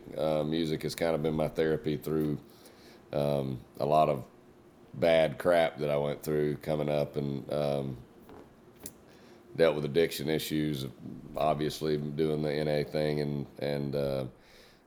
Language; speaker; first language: English; native; English